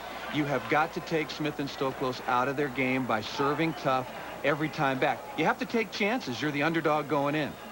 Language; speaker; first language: English; native; English